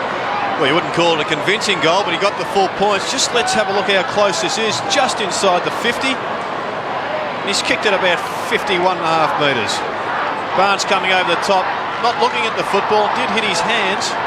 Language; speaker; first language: English; native; English